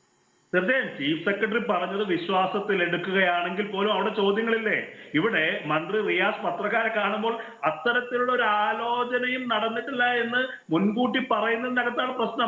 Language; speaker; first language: Malayalam; native; Malayalam